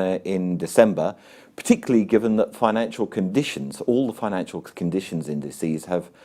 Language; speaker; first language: English; native; English